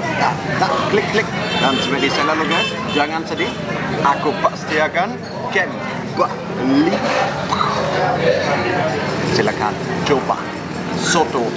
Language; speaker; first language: Indonesian; non-native, fluent; German